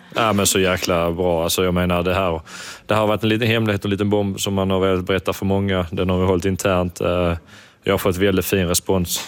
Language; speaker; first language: Swedish; native; Swedish